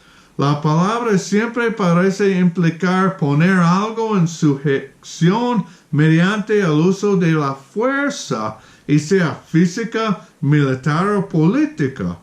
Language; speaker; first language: Spanish; non-native, fluent; English